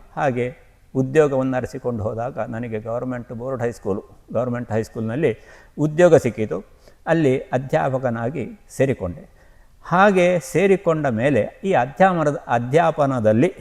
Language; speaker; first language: Kannada; native; Kannada